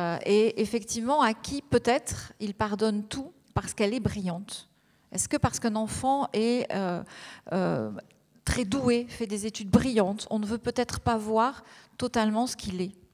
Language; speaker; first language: French; native; French